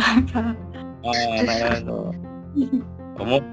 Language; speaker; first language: Japanese; non-native, learner; Malay